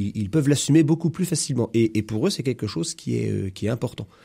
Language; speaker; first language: French; native; French